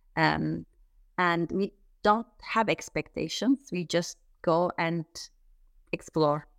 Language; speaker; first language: English; non-native, fluent; Turkish